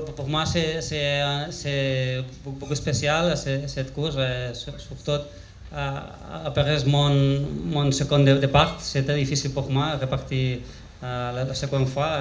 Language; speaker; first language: French; non-native, learner; Spanish